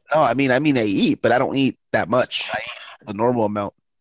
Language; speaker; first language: English; early bilingual, other home language; Spanish